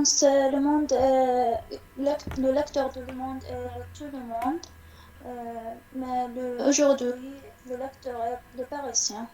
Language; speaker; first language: French; non-native, learner; Arabic